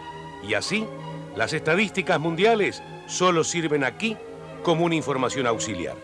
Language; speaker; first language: Spanish; native; Spanish